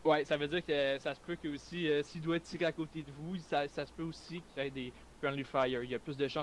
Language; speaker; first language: French; native; French